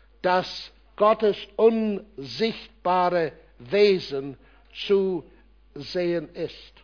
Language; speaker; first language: German; non-native, fluent; English